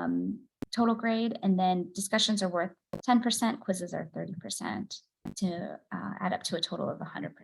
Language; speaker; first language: English; native; English